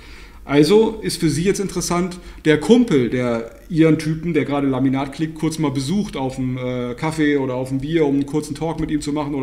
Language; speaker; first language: German; native; German